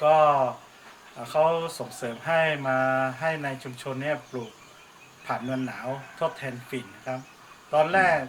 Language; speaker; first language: Thai; non-native, local second language; Hmong